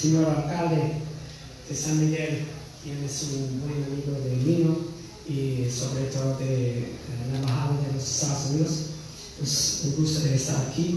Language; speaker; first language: Spanish; non-native, fluent; English